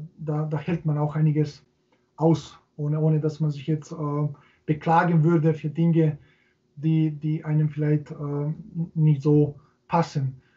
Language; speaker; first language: German; non-native, fluent; Serbian